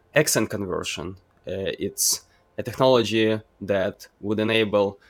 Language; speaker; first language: English; non-native, fluent; Ukrainian